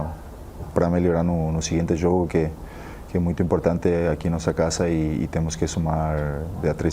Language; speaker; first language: Portuguese; non-native, fluent; Spanish